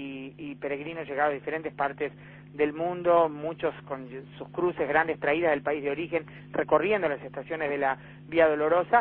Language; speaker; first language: Spanish; native; Spanish